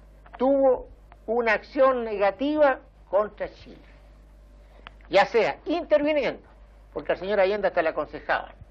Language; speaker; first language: Spanish; native; Spanish